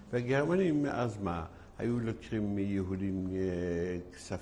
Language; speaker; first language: Hebrew; non-native, fluent; Yiddish